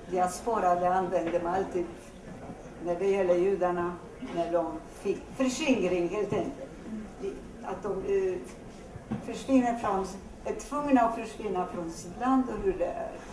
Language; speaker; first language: Swedish; non-native, fluent; Polish